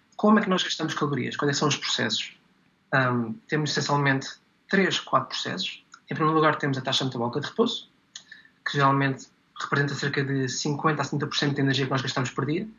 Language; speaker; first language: Portuguese; native; Portuguese